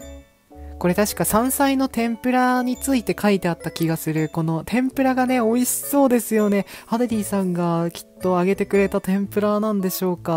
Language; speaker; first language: Japanese; native; Japanese